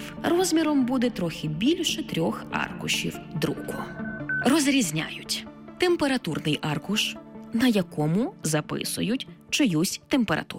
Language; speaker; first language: Ukrainian; native; Ukrainian